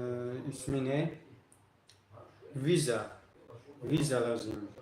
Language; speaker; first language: Turkish; non-native, learner; Tajik